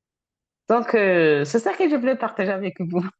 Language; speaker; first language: French; non-native, fluent; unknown